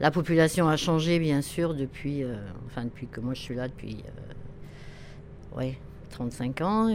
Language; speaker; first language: French; native; French